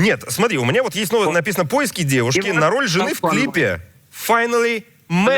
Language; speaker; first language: Russian; native; Russian